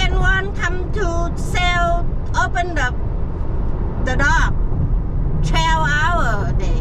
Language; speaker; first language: English; non-native, learner; Vietnamese